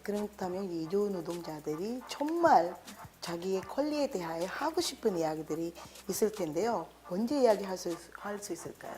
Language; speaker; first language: Korean; non-native, fluent; Sinhala